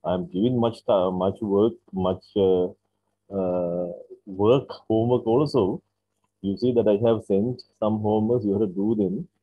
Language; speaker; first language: English; non-native, fluent; Sinhala